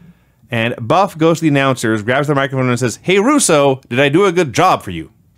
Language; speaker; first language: English; native; English